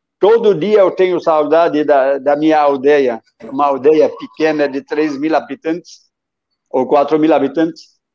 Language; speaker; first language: Portuguese; non-native, fluent; Arabic